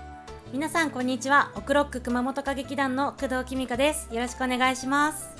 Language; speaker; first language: Japanese; native; Japanese